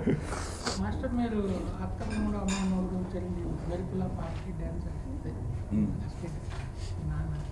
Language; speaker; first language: Telugu; native; Telugu